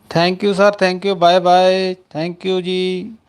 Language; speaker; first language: Hindi; non-native, local second language; Punjabi